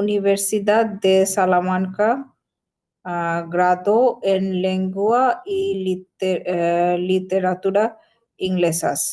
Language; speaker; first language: Spanish; non-native, learner; Bangla